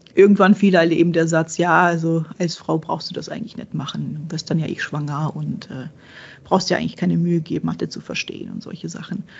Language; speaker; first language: German; early bilingual, other home language; Czech